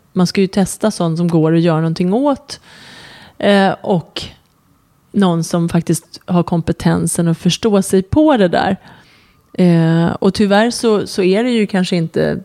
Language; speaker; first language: Swedish; early bilingual, other home language; Persian